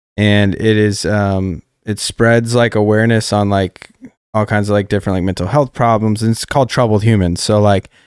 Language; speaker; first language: English; native; English